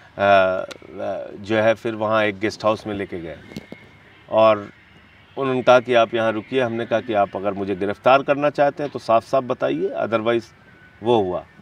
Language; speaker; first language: Hindi; native; Hindi